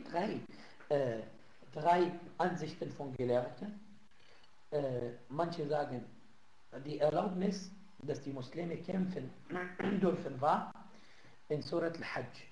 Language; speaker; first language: German; non-native, fluent; Arabic